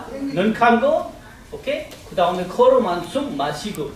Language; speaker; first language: Korean; non-native, learner; Hindi